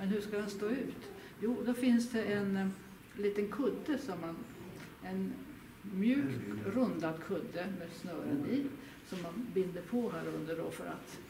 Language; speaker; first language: Swedish; native; Swedish